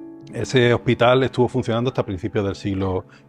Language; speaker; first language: Spanish; native; Spanish